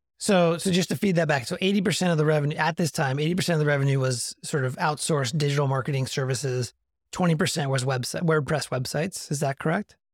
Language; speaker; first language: English; native; English